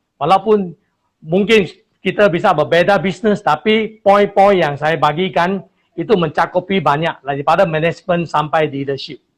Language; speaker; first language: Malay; non-native, local second language; Chinese